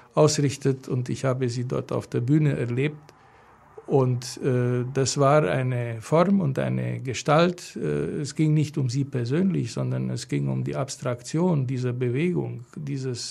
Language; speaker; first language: German; non-native, fluent; Romanian